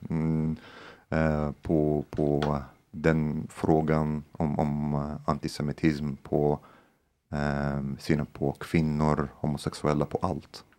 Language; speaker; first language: Swedish; non-native, fluent; Arabic